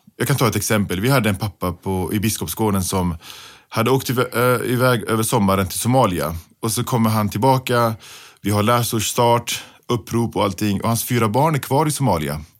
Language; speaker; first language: Swedish; early bilingual, other home language; Pashto